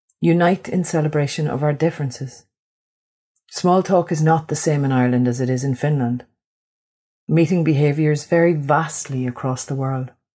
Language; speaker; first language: English; native; English